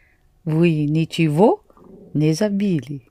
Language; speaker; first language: Russian; non-native, learner; English